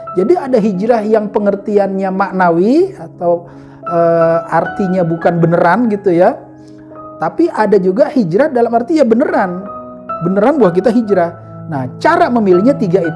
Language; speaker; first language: Indonesian; native; Indonesian